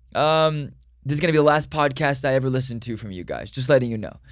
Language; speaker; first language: English; native; English